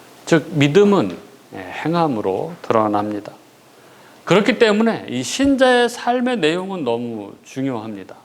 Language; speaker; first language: Korean; native; Korean